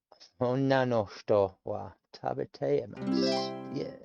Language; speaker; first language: Japanese; non-native, learner; English